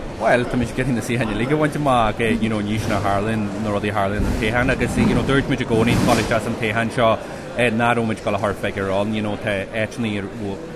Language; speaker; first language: Irish; native; Irish